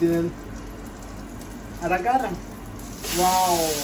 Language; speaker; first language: Indonesian; non-native, learner; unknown